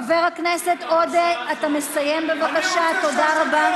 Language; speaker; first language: Hebrew; native; Hebrew